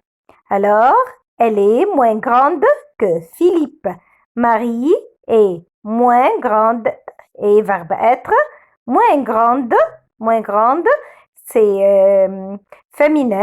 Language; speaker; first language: French; non-native, fluent; Arabic